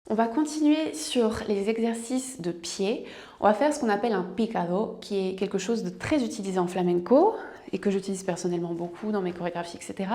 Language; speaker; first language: French; native; French